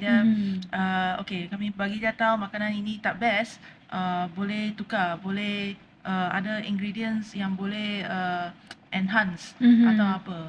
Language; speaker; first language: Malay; non-native, local second language; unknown